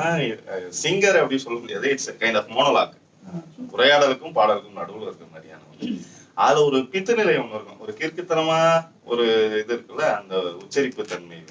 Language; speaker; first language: Tamil; native; Tamil